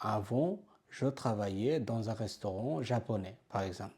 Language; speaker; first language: French; non-native, fluent; Bangla